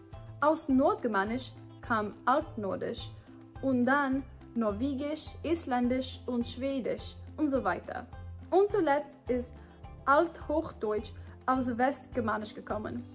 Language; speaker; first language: German; non-native, fluent; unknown